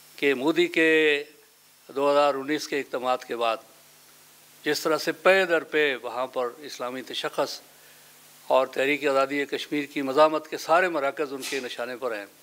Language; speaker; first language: Urdu; non-native, local second language; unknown